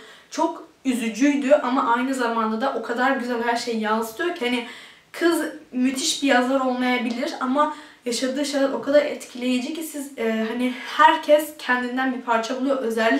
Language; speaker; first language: Turkish; early bilingual, heritage; Turkish